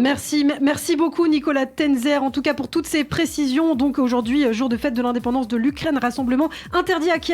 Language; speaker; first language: French; native; French